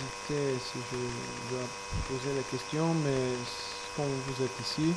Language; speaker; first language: French; non-native, fluent; Bulgarian